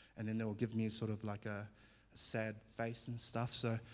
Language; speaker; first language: English; early bilingual, other home language; Fijian